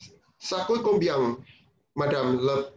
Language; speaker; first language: French; non-native, learner; Indonesian